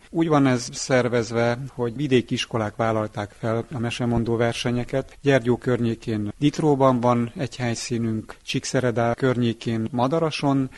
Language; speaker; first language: Hungarian; native; Hungarian